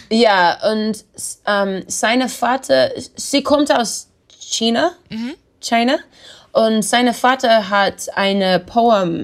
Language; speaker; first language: German; non-native, learner; English